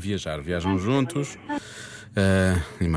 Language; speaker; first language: Portuguese; native; Portuguese